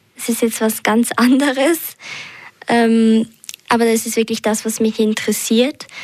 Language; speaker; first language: German; early bilingual, other home language; Albanian